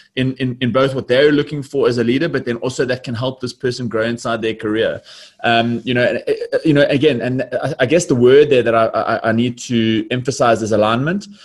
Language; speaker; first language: English; native; English